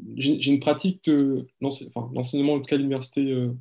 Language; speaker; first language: French; native; French